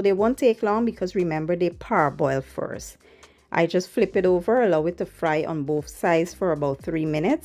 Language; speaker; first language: English; native; English